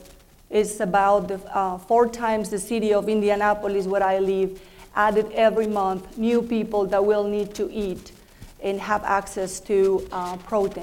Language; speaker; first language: English; non-native, fluent; Spanish